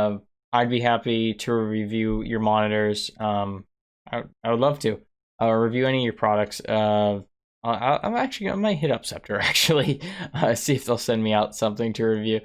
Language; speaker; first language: English; native; English